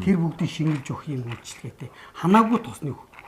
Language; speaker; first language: Mongolian; native; Mongolian